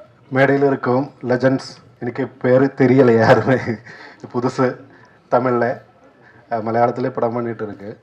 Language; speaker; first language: Tamil; non-native, learner; Malayalam